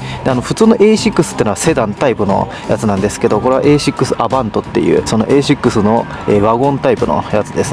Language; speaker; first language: Japanese; native; Japanese